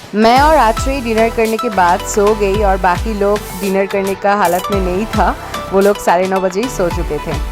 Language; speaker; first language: Hindi; non-native, local second language; Bangla